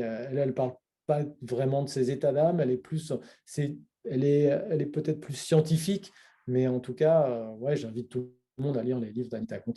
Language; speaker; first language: French; native; French